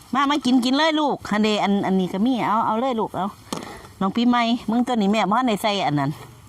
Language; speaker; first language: Thai; native; Thai